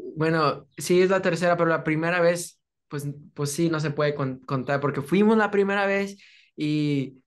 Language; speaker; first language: Spanish; early bilingual, heritage; Spanish